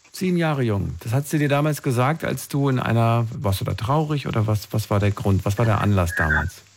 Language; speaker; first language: German; native; German